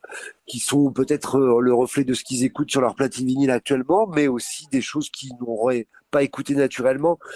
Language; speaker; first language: French; native; French